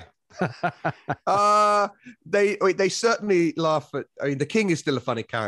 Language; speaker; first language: English; native; English